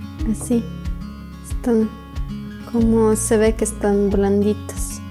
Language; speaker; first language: Spanish; non-native, fluent; Ukrainian